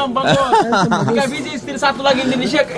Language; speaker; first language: Indonesian; non-native, learner; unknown